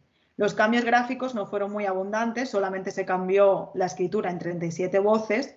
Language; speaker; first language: Spanish; native; Spanish